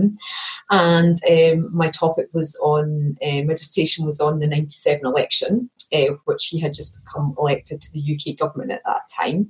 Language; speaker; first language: English; native; English